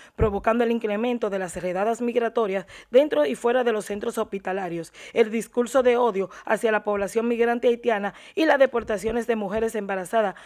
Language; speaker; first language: Spanish; native; Spanish